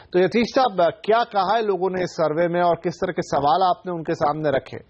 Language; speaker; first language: Hindi; native; Hindi